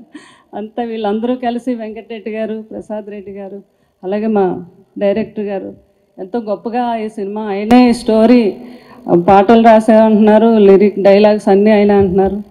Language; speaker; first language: Telugu; native; Telugu